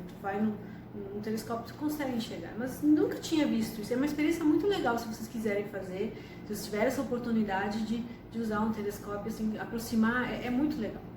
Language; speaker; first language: Portuguese; early bilingual, other home language; Spanish